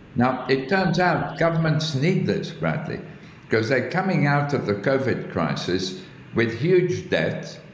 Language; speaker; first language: English; early bilingual, other home language; Arabic